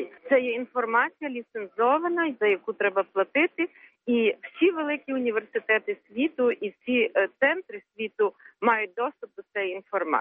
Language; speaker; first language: Ukrainian; early bilingual, heritage; Ukrainian